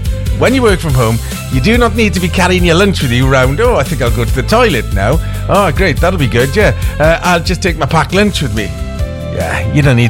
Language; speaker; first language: English; native; English